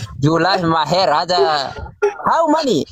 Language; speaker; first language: English; non-native, learner; Oromo